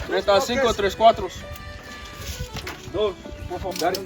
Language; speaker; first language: Spanish; non-native, learner; English